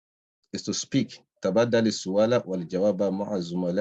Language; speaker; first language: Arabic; non-native, fluent; English